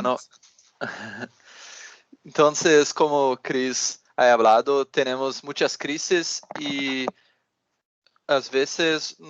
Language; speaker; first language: Spanish; non-native, learner; Portuguese